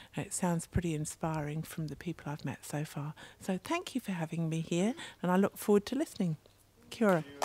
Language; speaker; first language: English; native; English